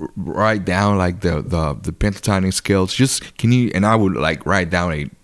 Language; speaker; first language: English; non-native, fluent; Spanish